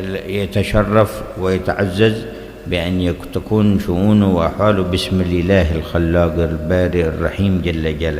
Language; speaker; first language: Arabic; native; Arabic